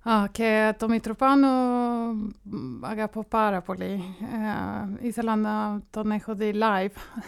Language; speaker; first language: Greek; non-native, fluent; Swedish